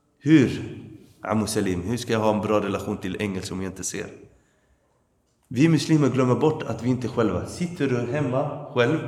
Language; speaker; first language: Swedish; early bilingual, other home language; Arabic